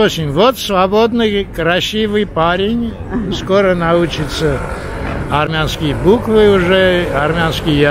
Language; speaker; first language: Russian; non-native, fluent; Armenian